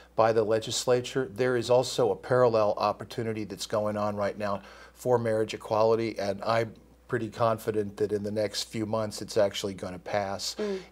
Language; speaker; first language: English; native; English